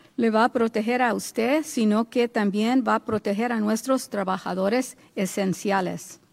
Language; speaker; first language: Spanish; early bilingual, heritage; Spanish